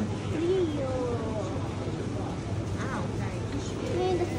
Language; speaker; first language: Italian; early bilingual, other home language; Filipino